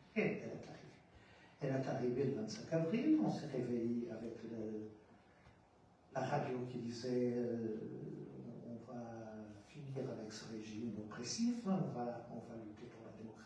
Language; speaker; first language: French; non-native, fluent; Portuguese